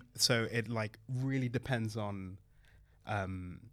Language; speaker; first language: English; early bilingual, other home language; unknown